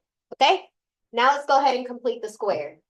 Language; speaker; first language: English; native; English